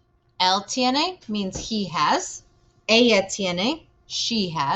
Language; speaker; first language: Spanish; non-native, fluent; English